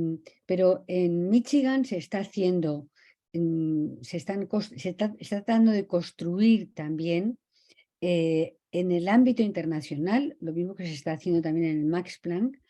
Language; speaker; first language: Spanish; native; Spanish